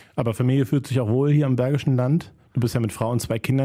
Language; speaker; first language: German; native; German